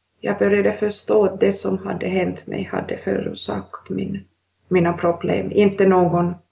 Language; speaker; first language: Swedish; non-native, local second language; Finnish